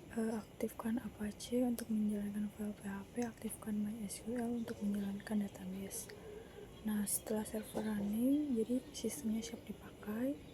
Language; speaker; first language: Indonesian; native; Indonesian